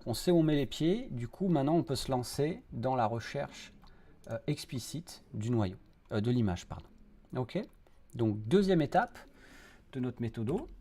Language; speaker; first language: French; native; French